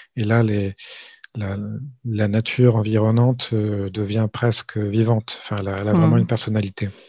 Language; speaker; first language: French; native; French